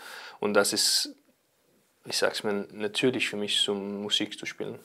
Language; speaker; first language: German; non-native, learner; Danish